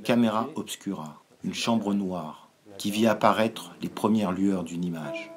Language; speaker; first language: French; native; French